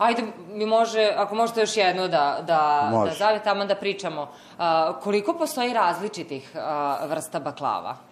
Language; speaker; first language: Serbian; native; Serbian